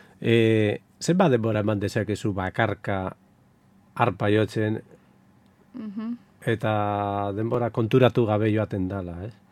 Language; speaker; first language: Basque; native; Basque